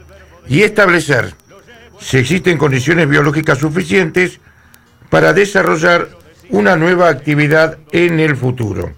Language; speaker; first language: Spanish; native; Spanish